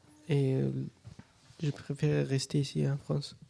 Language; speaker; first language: French; non-native, learner; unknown